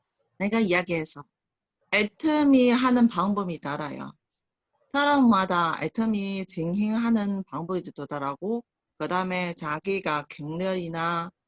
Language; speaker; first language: Korean; non-native, learner; Chinese